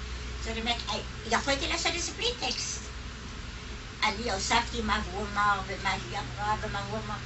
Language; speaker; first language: Hebrew; non-native, fluent; German